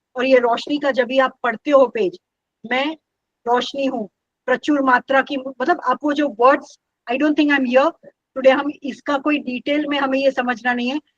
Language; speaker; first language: Hindi; non-native, local second language; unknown